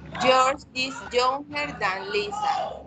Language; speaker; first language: English; non-native, learner; Spanish